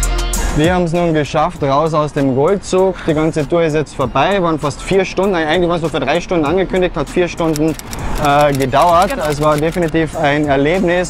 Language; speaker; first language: German; native; German